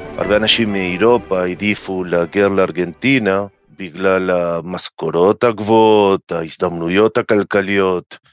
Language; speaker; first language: Hebrew; non-native, fluent; Spanish